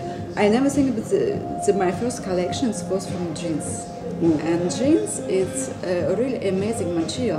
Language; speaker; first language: English; non-native, learner; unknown